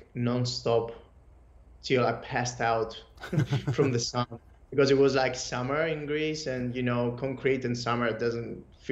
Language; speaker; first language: English; non-native, fluent; Greek